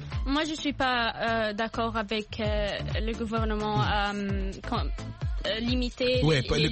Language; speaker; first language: French; non-native, learner; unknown